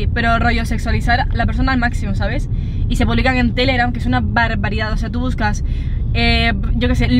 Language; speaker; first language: Spanish; non-native, local second language; German